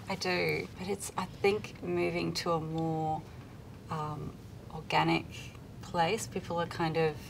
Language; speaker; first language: English; native; English